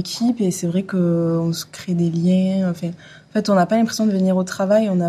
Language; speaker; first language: French; native; French